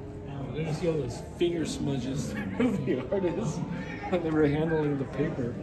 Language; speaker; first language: English; early bilingual, other home language; Spanish